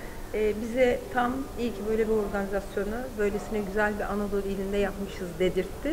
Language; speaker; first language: Turkish; native; Turkish